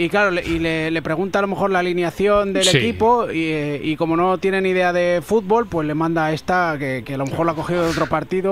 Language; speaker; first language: Spanish; native; Spanish